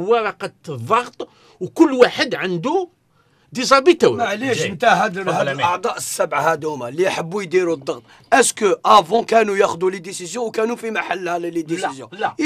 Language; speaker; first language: Arabic; native; Arabic